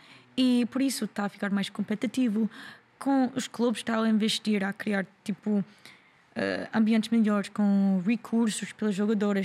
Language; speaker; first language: Portuguese; non-native, learner; English